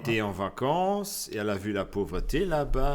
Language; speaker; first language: French; non-native, local second language; Luxembourgish